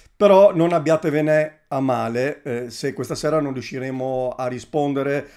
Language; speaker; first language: Italian; native; Italian